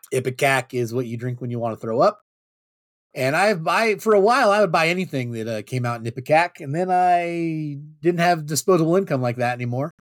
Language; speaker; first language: English; native; English